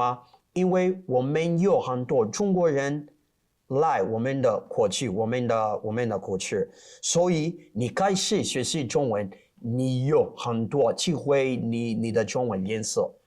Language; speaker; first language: Chinese; non-native, learner; Portuguese